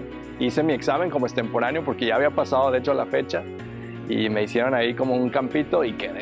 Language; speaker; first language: Spanish; native; Spanish